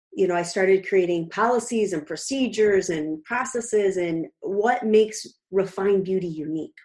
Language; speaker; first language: English; native; English